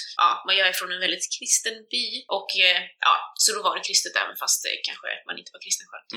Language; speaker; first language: Swedish; native; Swedish